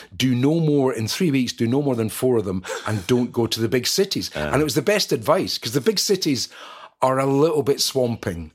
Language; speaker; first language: English; native; English